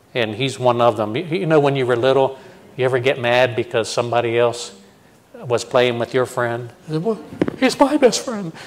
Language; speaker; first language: English; native; English